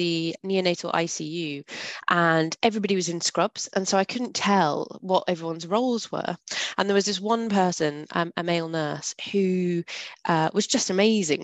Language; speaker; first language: English; native; English